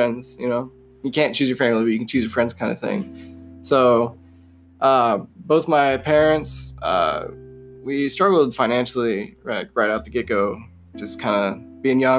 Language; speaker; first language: English; native; English